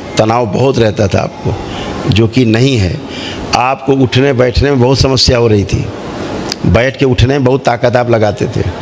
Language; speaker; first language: Hindi; native; Hindi